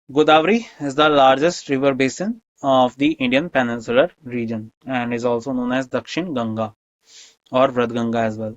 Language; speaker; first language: English; non-native, local second language; Hindi